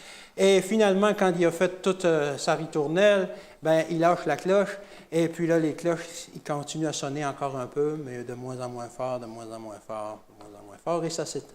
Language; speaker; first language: French; native; French